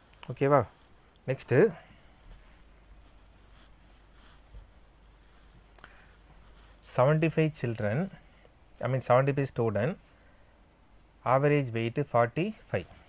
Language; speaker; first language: English; non-native, local second language; Tamil